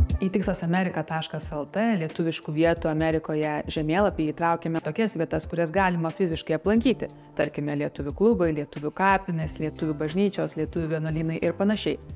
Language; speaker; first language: Lithuanian; native; Lithuanian